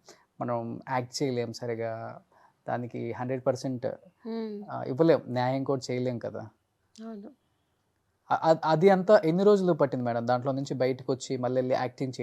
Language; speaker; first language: Telugu; native; Telugu